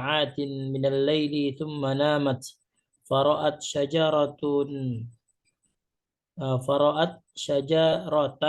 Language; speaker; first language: Arabic; non-native, learner; Indonesian